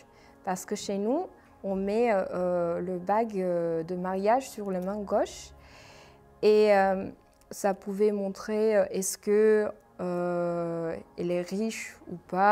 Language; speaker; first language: French; non-native, fluent; Armenian